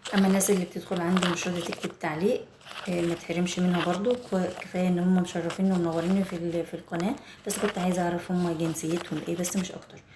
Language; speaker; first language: Arabic; native; Arabic